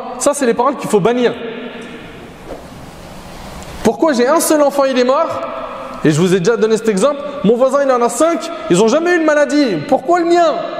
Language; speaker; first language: French; native; French